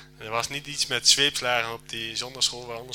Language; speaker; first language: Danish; non-native, learner; Dutch